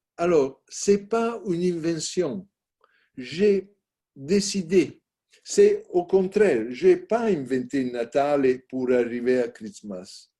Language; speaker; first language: French; non-native, learner; Italian